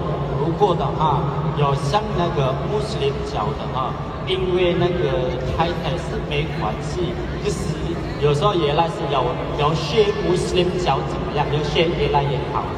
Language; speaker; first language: Chinese; non-native, learner; Indonesian